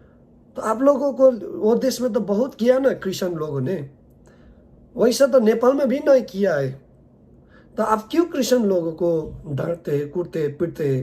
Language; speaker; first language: Hindi; non-native, learner; Nepali